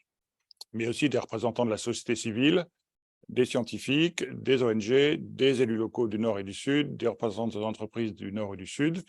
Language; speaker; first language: French; native; French